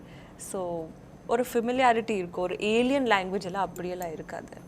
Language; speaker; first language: Tamil; non-native, learner; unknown